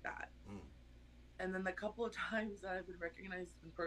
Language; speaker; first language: English; early bilingual, other home language; Spanish